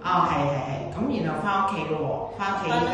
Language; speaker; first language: Cantonese; native; Cantonese